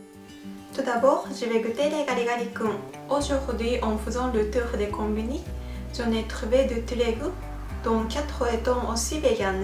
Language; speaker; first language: French; non-native, fluent; Japanese